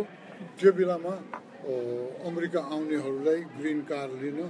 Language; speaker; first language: Nepali; non-native, local second language; Newari